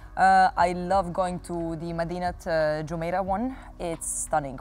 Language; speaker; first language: English; non-native, fluent; Serbian